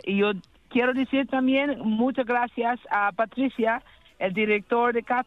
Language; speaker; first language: Spanish; non-native, learner; English